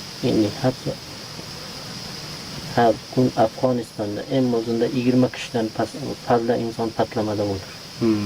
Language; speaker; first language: Turkish; non-native, learner; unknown